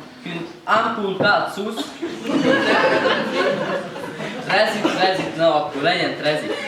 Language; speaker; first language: Romanian; non-native, learner; Hungarian